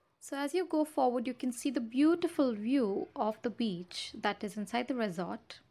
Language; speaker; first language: English; non-native, local second language; Kannada